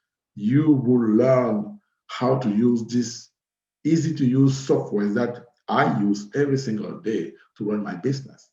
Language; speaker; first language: English; non-native, fluent; French